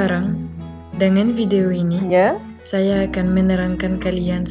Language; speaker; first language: Indonesian; non-native, fluent; French